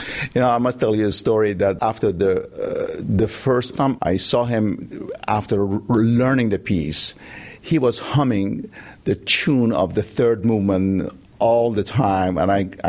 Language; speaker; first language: English; non-native, fluent; Persian